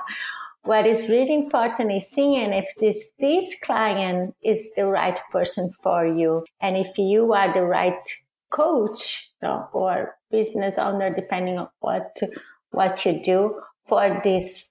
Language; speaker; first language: English; non-native, fluent; Portuguese